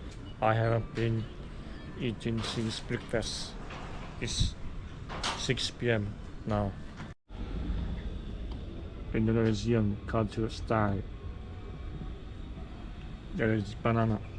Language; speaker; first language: English; non-native, learner; Turkish